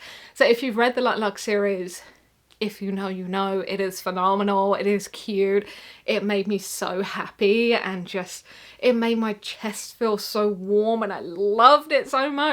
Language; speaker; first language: English; native; English